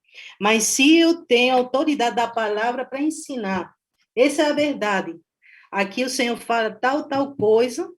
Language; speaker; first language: Portuguese; non-native, fluent; Spanish